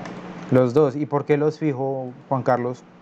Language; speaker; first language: Spanish; native; Spanish